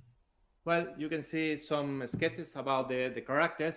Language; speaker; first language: English; non-native, learner; Spanish